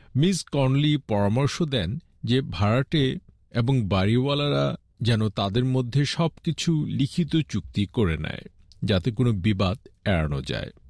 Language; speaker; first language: Bangla; native; Bangla